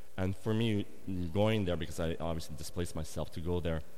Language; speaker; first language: English; native; English